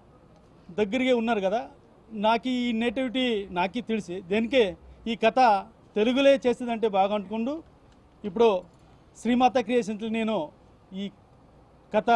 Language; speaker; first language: Telugu; non-native, learner; Kannada